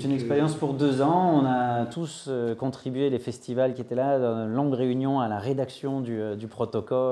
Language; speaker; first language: French; native; French